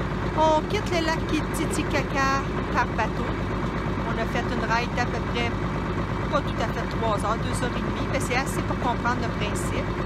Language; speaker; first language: French; native; French